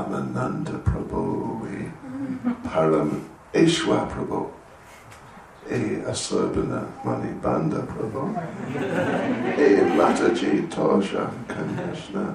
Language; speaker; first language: Russian; non-native, learner; English